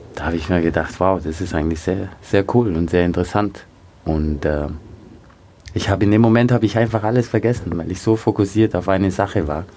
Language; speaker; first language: German; early bilingual, other home language; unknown